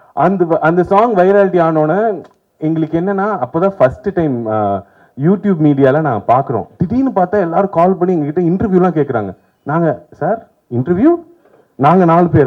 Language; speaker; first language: Tamil; native; Tamil